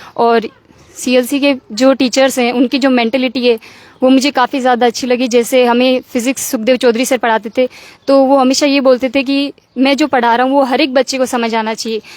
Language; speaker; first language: Hindi; native; Hindi